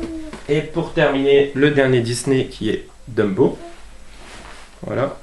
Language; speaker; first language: French; native; French